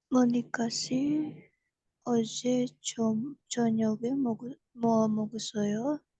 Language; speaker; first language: Korean; non-native, learner; Indonesian